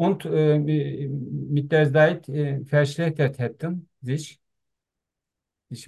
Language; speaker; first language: German; non-native, learner; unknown